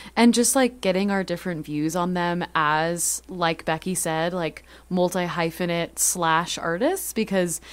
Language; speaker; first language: English; native; English